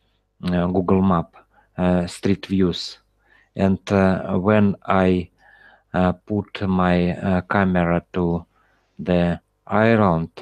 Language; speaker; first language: English; non-native, learner; Russian